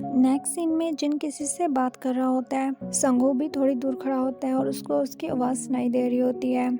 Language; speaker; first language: Hindi; native; Hindi